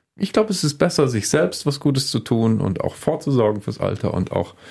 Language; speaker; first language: German; native; German